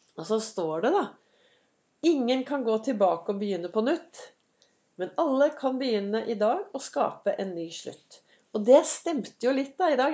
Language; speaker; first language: Norwegian; native; Norwegian